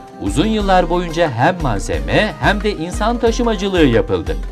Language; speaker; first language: Turkish; native; Turkish